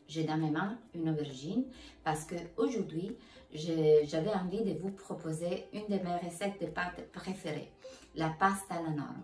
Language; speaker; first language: French; non-native, fluent; Italian